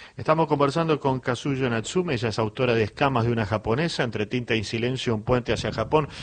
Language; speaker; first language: Spanish; native; Spanish